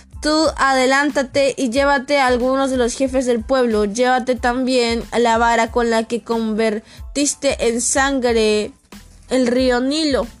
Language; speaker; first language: Spanish; native; Spanish